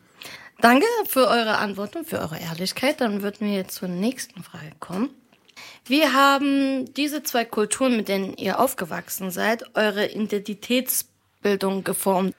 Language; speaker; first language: German; early bilingual, other home language; Arabic